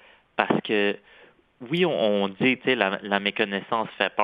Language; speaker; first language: French; native; French